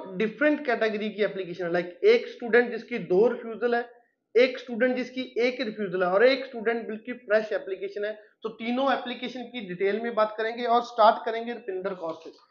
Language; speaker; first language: Hindi; non-native, local second language; Punjabi